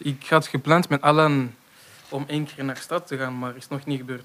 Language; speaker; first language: Dutch; non-native, local second language; French